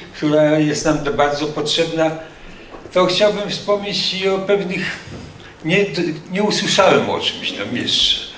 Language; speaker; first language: Polish; native; Polish